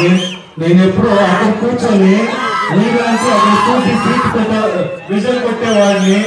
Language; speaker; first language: Telugu; non-native, learner; Kannada